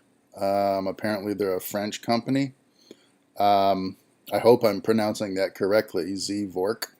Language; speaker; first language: English; native; English